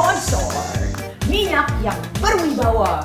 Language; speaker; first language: Indonesian; native; Indonesian